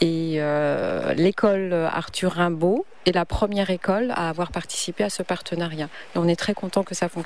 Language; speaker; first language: French; native; French